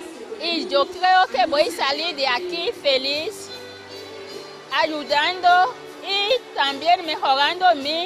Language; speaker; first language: Spanish; non-native, fluent; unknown